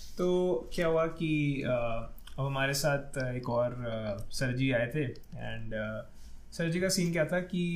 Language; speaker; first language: Hindi; non-native, local second language; Punjabi